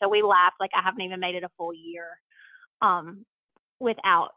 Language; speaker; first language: English; native; English